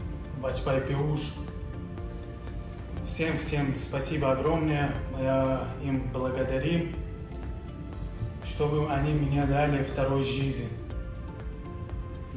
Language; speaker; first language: Russian; non-native, learner; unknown